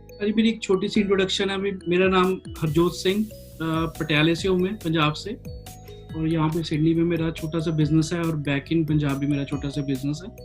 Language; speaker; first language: Hindi; non-native, local second language; Punjabi